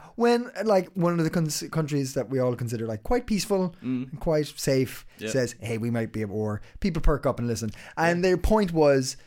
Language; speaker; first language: English; native; English